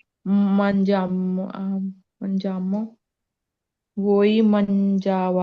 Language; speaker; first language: Italian; non-native, learner; Punjabi